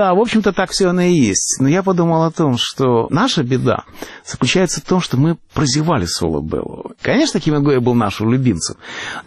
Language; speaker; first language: Russian; native; Russian